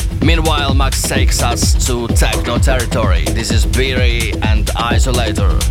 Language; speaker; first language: English; non-native, fluent; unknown